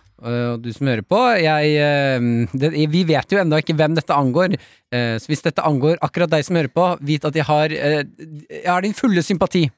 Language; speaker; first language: Norwegian; native; Norwegian